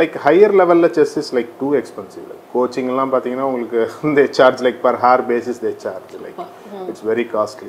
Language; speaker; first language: Tamil; native; Tamil